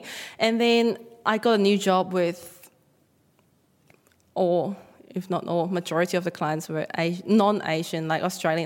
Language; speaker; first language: English; non-native, local second language; Cantonese